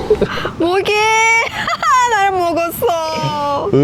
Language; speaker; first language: Korean; non-native, learner; Persian